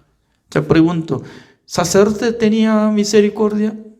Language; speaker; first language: Spanish; non-native, fluent; Korean